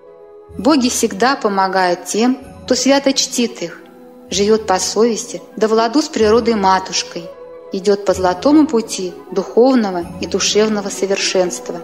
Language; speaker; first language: Russian; native; Russian